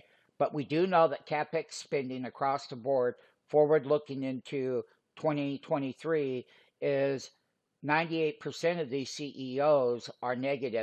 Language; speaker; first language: English; native; English